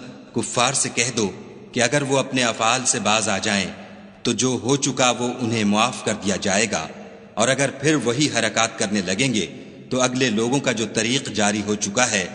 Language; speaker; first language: Urdu; native; Urdu